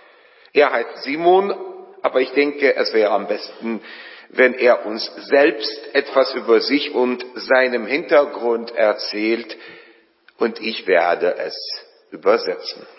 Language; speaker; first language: German; non-native, fluent; Polish